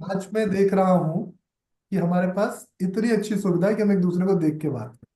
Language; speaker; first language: Hindi; native; Hindi